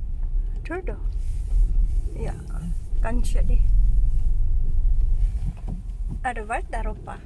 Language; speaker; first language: Norwegian; non-native, learner; Filipino